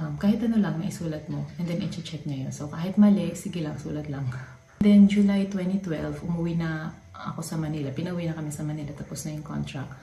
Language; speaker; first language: Filipino; native; Filipino